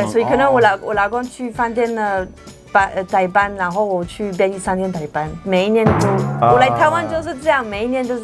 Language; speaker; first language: Chinese; non-native, fluent; French